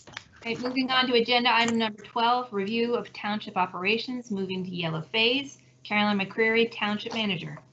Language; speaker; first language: English; native; English